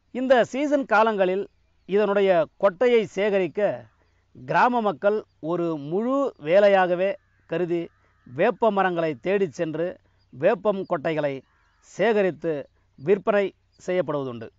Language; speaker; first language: Tamil; native; Tamil